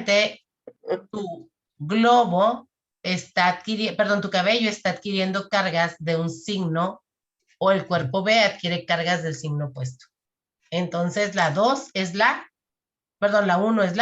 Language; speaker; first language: Spanish; native; Spanish